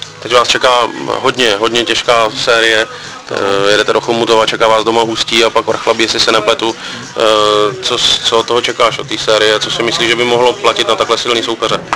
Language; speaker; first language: Czech; native; Czech